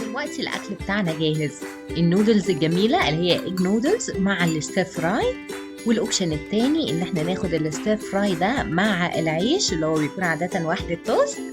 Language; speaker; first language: Arabic; native; Arabic